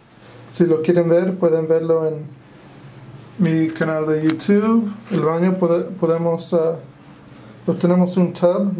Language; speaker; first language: Spanish; non-native, fluent; English